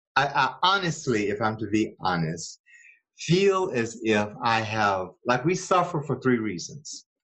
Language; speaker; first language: English; native; English